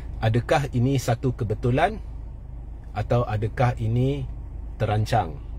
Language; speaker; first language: Malay; native; Malay